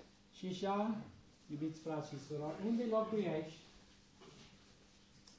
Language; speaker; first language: Romanian; non-native, learner; English